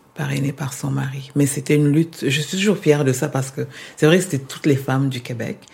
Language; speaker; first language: French; non-native, local second language; Lingala